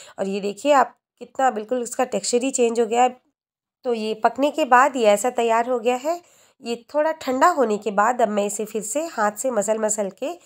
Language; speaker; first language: Hindi; native; Hindi